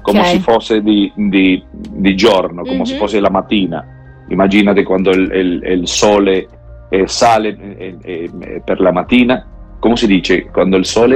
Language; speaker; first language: Italian; non-native, learner; Spanish